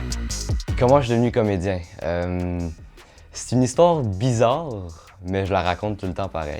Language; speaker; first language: French; native; French